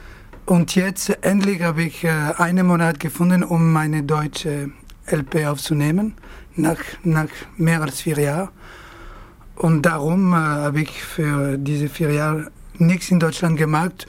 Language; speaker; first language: German; non-native, learner; French